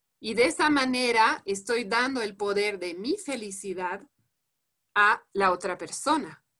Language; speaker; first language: Spanish; non-native, fluent; French